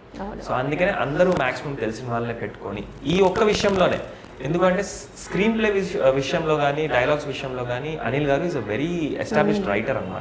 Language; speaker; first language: Telugu; native; Telugu